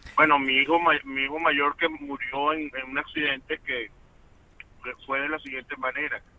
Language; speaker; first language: Spanish; native; Spanish